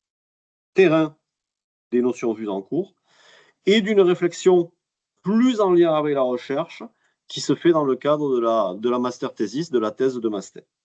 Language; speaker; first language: French; native; French